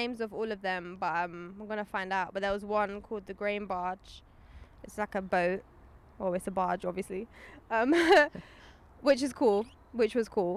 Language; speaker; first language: English; native; English